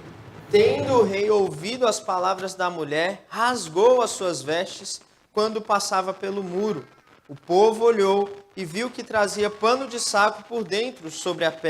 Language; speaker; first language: Portuguese; native; Portuguese